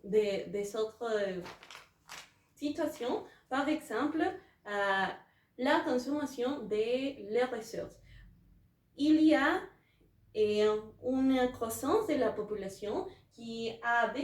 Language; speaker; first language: French; non-native, learner; Spanish